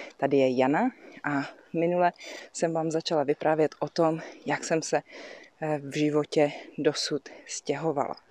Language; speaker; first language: Czech; native; Czech